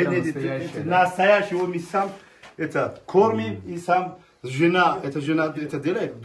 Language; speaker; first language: Russian; non-native, learner; Tajik